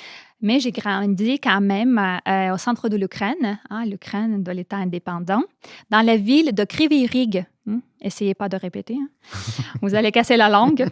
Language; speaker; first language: French; non-native, fluent; Ukrainian